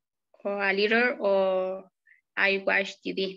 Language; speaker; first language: English; non-native, learner; Spanish